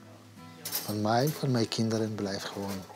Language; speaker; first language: Dutch; non-native, learner; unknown